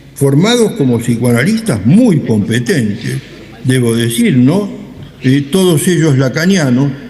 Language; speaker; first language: Spanish; native; Spanish